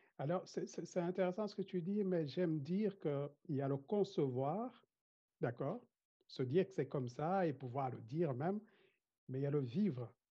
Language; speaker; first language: French; non-native, fluent; Kinyarwanda